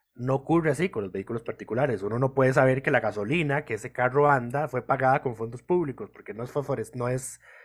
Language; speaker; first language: Spanish; native; Spanish